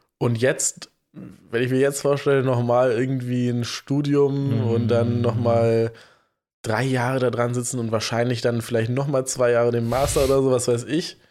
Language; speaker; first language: German; native; German